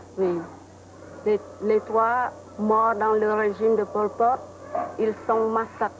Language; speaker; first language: French; non-native, learner; Khmer